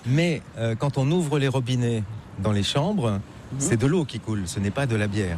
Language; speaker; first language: French; native; French